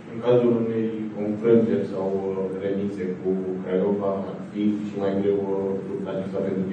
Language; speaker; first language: Romanian; native; Romanian